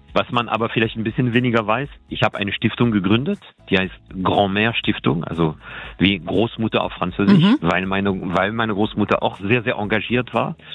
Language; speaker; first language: German; non-native, fluent; French